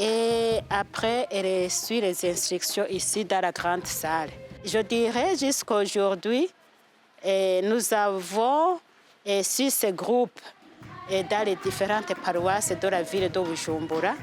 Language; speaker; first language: French; non-native, local second language; Rundi